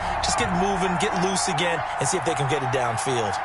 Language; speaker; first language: English; native; English